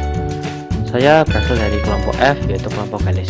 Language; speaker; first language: Indonesian; native; Indonesian